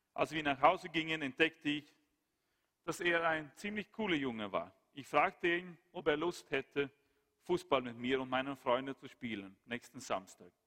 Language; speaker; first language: German; non-native, fluent; Swedish